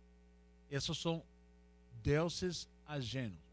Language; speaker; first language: Portuguese; non-native, learner; Spanish